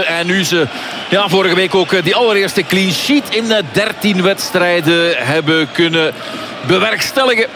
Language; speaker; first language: Dutch; native; Dutch